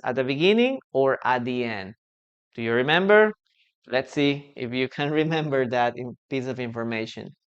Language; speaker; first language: English; non-native, fluent; Spanish